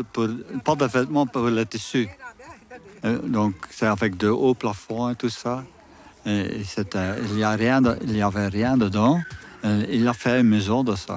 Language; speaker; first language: French; non-native, learner; Dutch